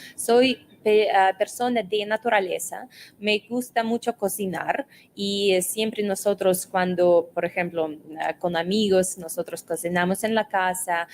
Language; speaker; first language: Spanish; non-native, fluent; Russian